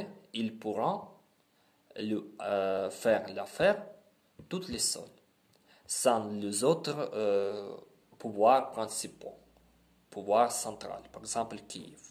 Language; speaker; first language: French; non-native, learner; Ukrainian